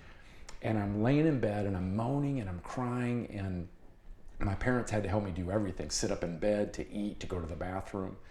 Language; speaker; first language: English; native; English